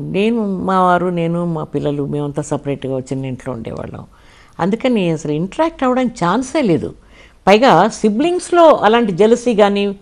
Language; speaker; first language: Telugu; non-native, local second language; English